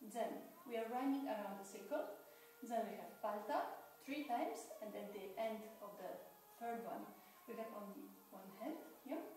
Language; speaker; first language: English; non-native, fluent; Polish